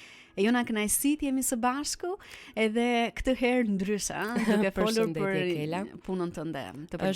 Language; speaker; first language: Albanian; native; Albanian